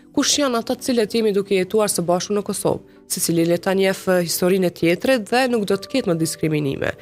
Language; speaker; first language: Albanian; non-native, local second language; Romany